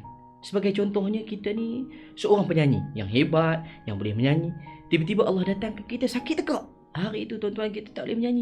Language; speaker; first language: Malay; native; Malay